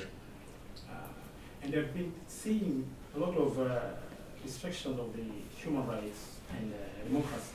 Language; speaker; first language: English; non-native, local second language; Swahili